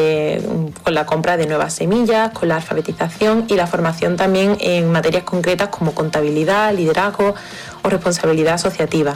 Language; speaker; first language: Spanish; native; Spanish